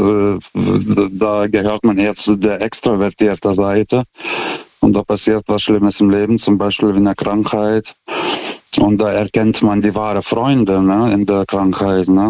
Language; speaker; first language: German; non-native, fluent; Lithuanian